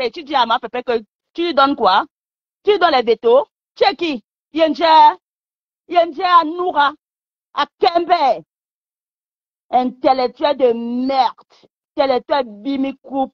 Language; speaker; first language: French; non-native, local second language; Lingala